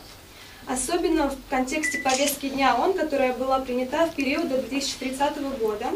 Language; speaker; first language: Russian; native; Russian